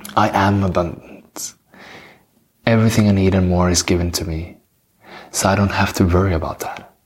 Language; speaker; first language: English; non-native, fluent; Norwegian